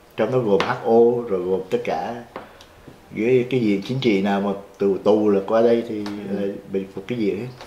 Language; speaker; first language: Vietnamese; native; Vietnamese